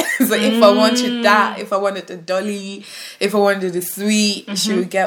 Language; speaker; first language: English; native; English